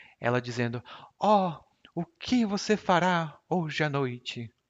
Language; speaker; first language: Portuguese; native; Portuguese